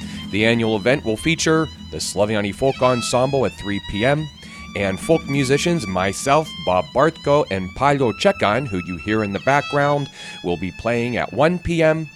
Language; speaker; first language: English; native; English